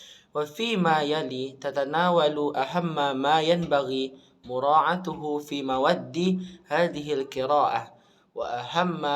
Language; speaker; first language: Arabic; non-native, learner; Indonesian